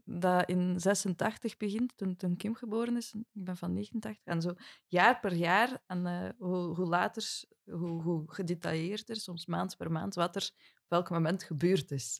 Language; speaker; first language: Dutch; non-native, fluent; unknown